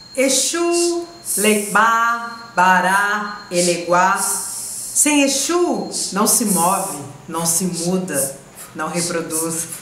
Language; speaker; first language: Portuguese; native; Portuguese